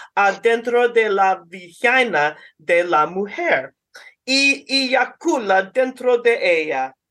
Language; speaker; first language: Spanish; non-native, learner; English